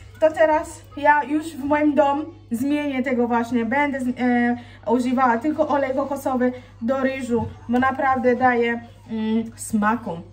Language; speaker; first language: Polish; non-native, fluent; Swahili